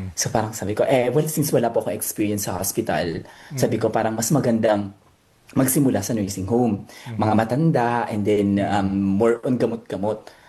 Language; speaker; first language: Filipino; native; Filipino